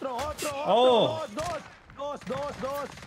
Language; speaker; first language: Spanish; non-native, learner; English